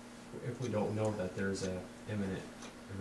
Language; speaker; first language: English; native; English